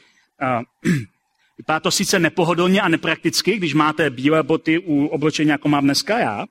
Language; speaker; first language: Czech; native; Czech